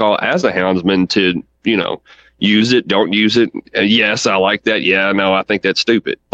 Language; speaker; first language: English; native; English